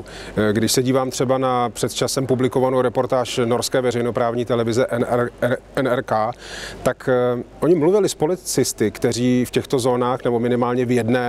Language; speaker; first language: Czech; native; Czech